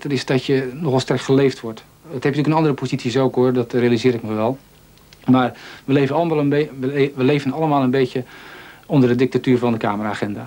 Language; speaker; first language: Dutch; native; Dutch